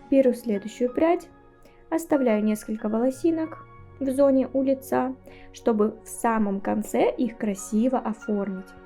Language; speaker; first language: Russian; native; Russian